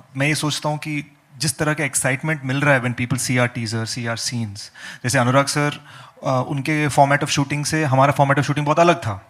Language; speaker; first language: Hindi; non-native, learner; Telugu